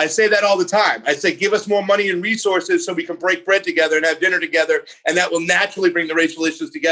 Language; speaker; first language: English; native; English